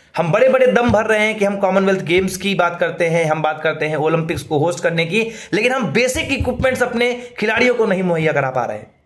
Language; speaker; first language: Hindi; native; Hindi